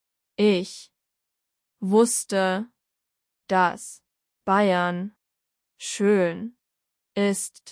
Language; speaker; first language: German; non-native, learner; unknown